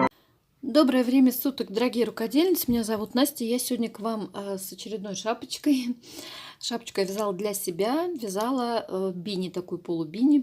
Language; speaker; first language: Russian; native; Russian